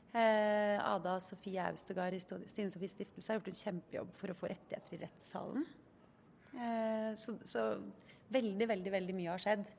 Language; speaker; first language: Norwegian; native; Norwegian